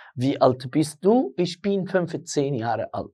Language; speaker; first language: German; non-native, fluent; Arabic